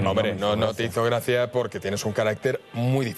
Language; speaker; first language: Spanish; native; Spanish